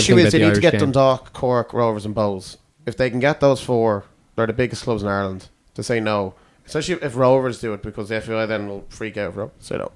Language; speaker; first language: English; native; English